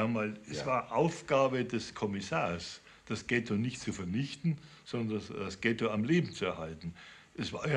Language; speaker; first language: German; native; German